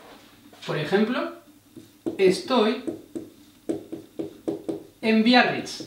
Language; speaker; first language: Spanish; non-native, fluent; French